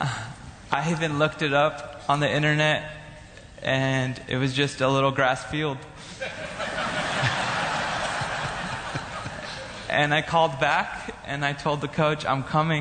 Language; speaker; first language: English; native; English